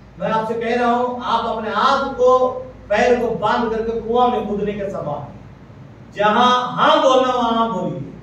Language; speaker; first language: Hindi; non-native, local second language; Malayalam